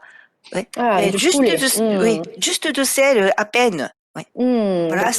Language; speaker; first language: French; non-native, fluent; Japanese